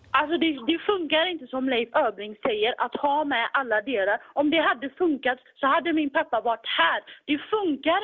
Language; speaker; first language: Swedish; early bilingual, other home language; Tigrinya